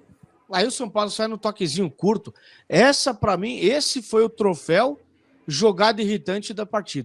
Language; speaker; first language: Portuguese; native; Portuguese